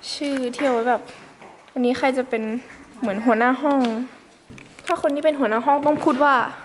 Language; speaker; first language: Thai; native; Thai